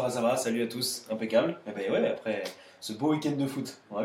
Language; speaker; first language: French; native; French